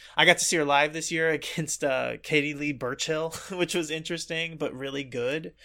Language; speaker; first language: English; native; English